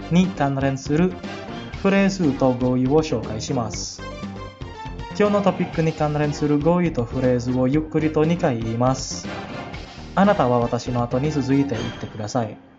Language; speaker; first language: Japanese; non-native, fluent; Indonesian